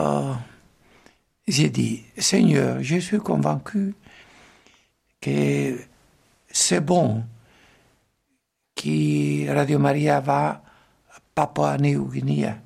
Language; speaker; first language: French; non-native, fluent; Italian